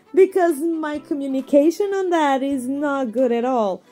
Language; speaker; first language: English; non-native, fluent; Portuguese